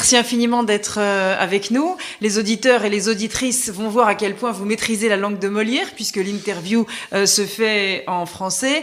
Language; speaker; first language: French; native; French